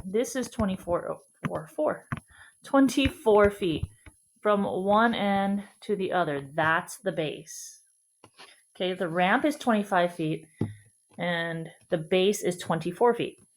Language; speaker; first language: English; native; English